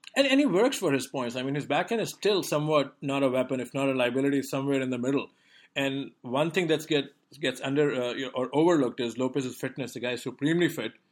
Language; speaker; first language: English; non-native, local second language; Hindi